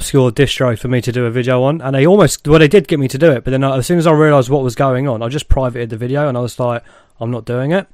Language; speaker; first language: English; native; English